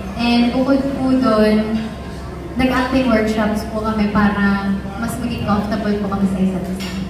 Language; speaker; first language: Filipino; native; Filipino